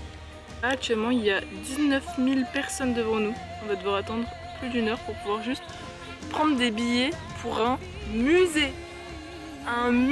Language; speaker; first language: French; native; French